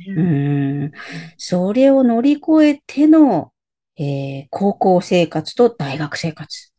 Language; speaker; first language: Japanese; native; Japanese